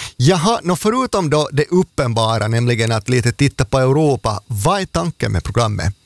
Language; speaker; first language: Swedish; native; Swedish